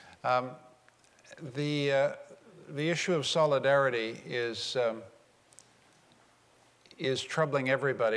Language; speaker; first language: English; native; English